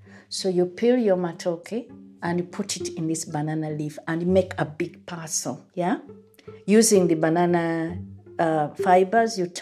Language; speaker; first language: English; non-native, local second language; Ganda